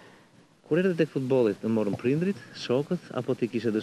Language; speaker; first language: Albanian; native; Albanian